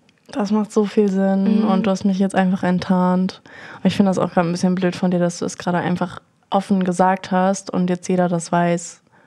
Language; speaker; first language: German; native; German